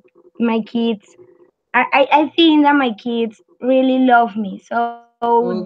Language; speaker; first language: English; non-native, learner; Spanish